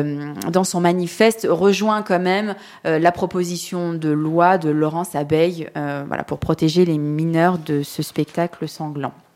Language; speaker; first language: French; native; French